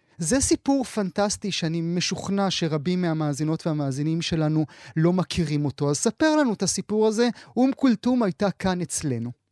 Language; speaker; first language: Hebrew; native; Hebrew